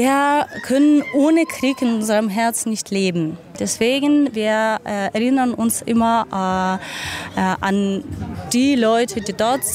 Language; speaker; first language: German; non-native, fluent; Ukrainian